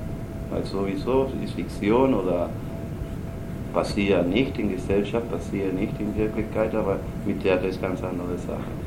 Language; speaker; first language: German; non-native, learner; Spanish